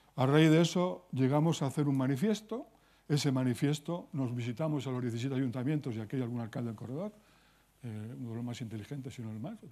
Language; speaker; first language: Spanish; native; Spanish